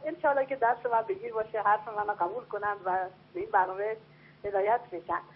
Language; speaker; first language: Persian; native; Persian